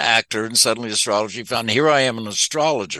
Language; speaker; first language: English; native; English